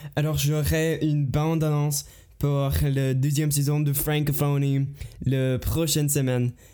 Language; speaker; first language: French; non-native, learner; English